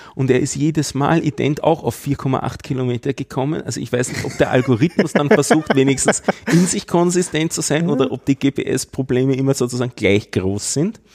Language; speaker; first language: German; native; German